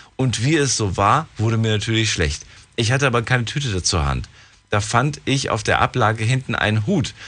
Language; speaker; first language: German; native; German